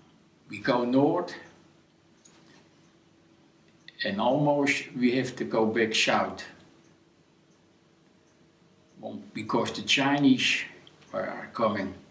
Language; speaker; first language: English; non-native, learner; Dutch